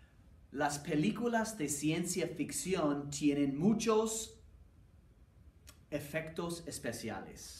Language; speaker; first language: Spanish; non-native, fluent; English